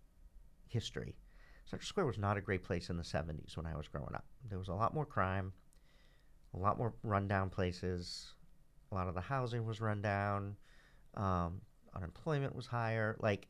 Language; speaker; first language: English; native; English